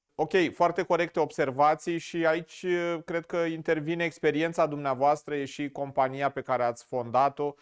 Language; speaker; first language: Romanian; native; Romanian